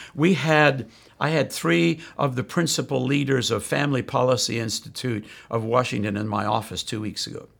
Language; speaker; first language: English; native; English